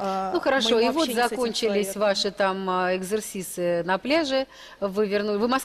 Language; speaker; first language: Russian; native; Russian